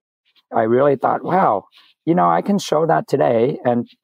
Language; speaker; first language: English; non-native, fluent; Vietnamese